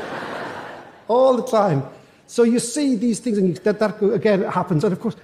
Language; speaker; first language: English; native; English